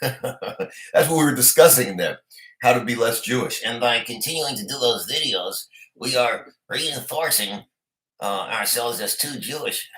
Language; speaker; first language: English; native; English